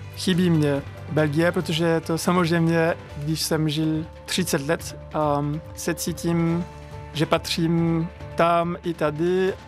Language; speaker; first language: Czech; non-native, fluent; French